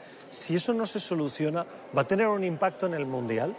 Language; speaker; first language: Spanish; native; Spanish